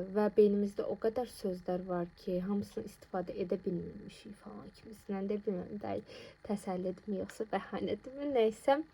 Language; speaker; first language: Azerbaijani; non-native, local second language; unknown